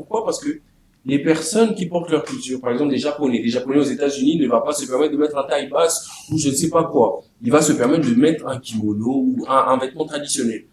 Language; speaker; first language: French; non-native, local second language; Lingala